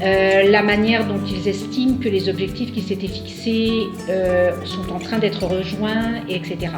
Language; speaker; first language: French; non-native, fluent; Italian